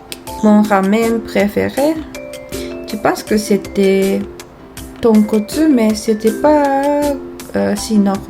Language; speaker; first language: French; non-native, fluent; Japanese